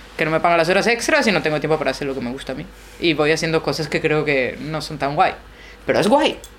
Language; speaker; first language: Spanish; non-native, fluent; Italian